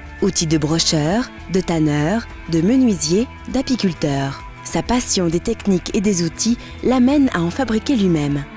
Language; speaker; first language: French; native; French